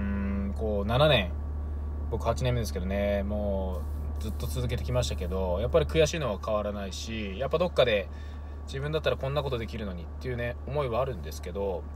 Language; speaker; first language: Japanese; native; Japanese